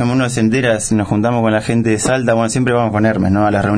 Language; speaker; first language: Spanish; native; Spanish